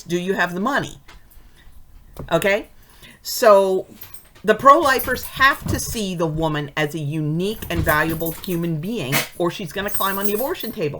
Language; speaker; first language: English; native; English